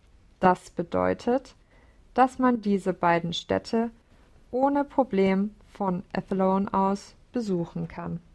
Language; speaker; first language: German; non-native, learner; English